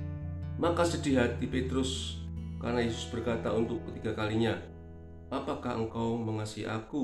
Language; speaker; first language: Indonesian; native; Indonesian